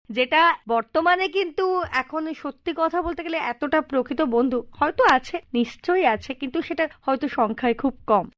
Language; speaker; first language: Bangla; native; Bangla